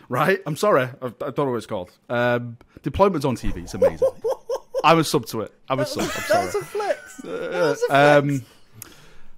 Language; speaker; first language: English; native; English